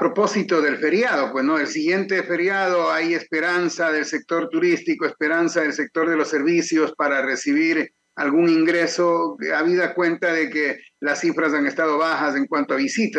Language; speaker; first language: Spanish; native; Spanish